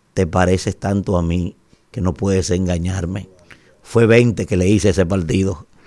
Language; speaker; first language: Spanish; native; Spanish